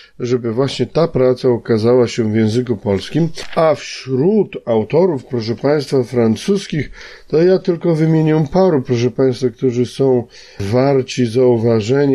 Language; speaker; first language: Polish; native; Polish